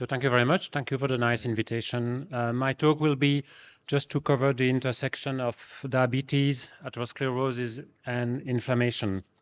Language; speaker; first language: English; non-native, fluent; French